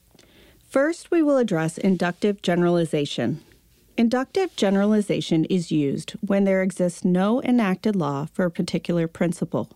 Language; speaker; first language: English; native; English